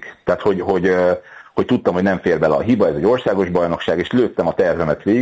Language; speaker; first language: Hungarian; native; Hungarian